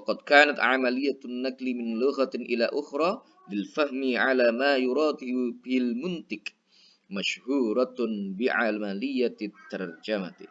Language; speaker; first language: Arabic; non-native, fluent; Indonesian